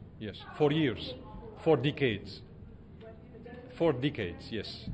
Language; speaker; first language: English; non-native, fluent; Arabic